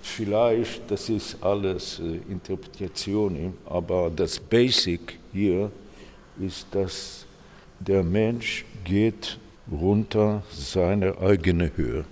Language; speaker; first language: German; non-native, fluent; Hebrew